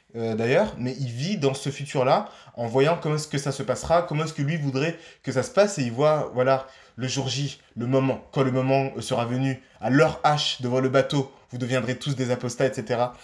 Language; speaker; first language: French; native; French